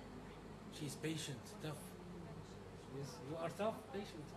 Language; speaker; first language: English; non-native, learner; Arabic